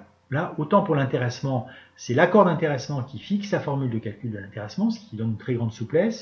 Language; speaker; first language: French; native; French